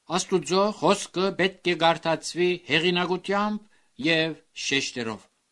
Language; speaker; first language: Armenian; early bilingual, heritage; Armenian